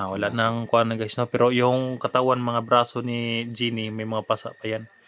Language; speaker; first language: Filipino; non-native, local second language; Cebuano